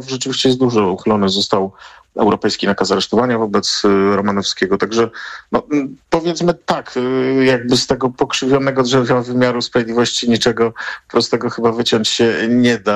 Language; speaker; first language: Polish; native; Polish